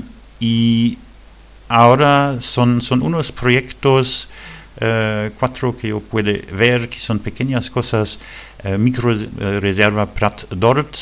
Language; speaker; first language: Spanish; non-native, fluent; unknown